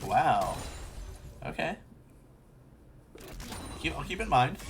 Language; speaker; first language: English; native; English